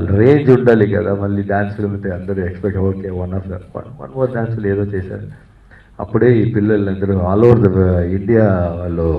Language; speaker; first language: Telugu; non-native, fluent; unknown